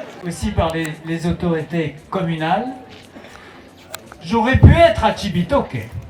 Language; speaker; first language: French; non-native, local second language; Rundi